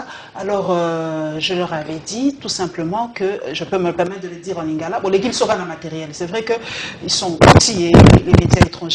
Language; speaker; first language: French; non-native, local second language; Lingala